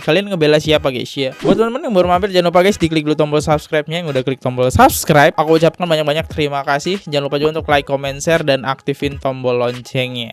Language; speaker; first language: Indonesian; native; Indonesian